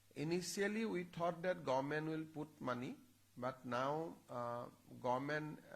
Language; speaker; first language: English; non-native, local second language; Assamese